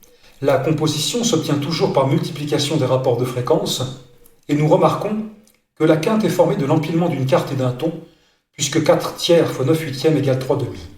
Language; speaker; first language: French; native; French